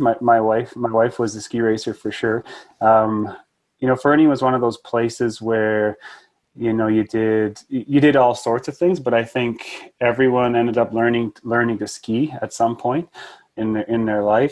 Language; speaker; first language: English; native; English